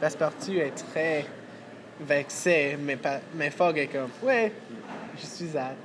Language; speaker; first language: French; non-native, fluent; English